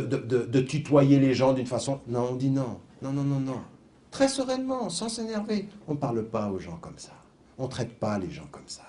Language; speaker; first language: French; native; French